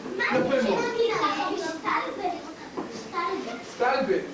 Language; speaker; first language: Hebrew; native; Hebrew